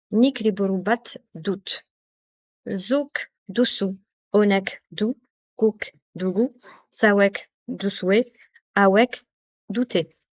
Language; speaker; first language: French; native; French